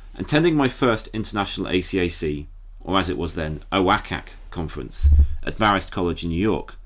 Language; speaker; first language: English; native; English